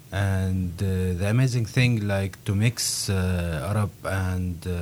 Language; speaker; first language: English; non-native, learner; Arabic